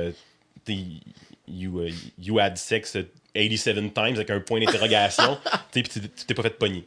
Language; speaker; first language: French; native; French